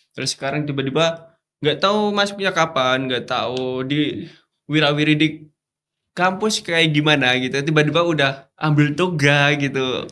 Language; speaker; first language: Indonesian; native; Indonesian